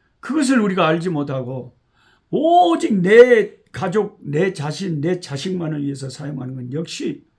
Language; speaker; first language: Korean; native; Korean